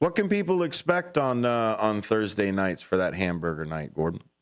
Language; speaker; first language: English; native; English